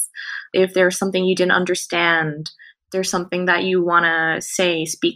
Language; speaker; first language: English; non-native, fluent; Thai